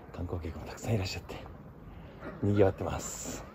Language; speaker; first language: Japanese; native; Japanese